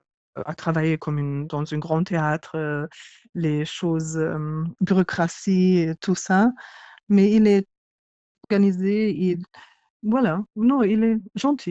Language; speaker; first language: French; non-native, fluent; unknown